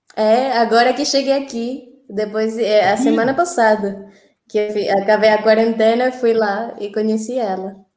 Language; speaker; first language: Portuguese; non-native, fluent; Spanish